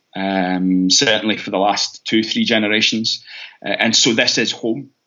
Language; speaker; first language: English; native; English